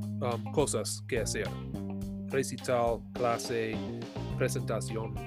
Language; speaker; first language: Spanish; non-native, learner; English